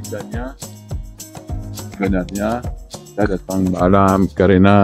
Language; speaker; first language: Indonesian; non-native, fluent; Spanish